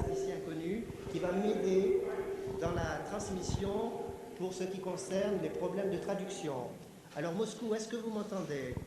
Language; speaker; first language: French; native; French